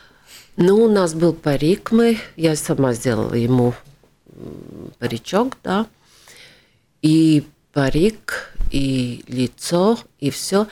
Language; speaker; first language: Russian; non-native, local second language; Latvian